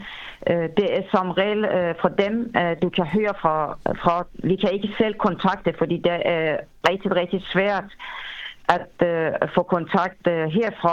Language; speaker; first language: Danish; non-native, fluent; Persian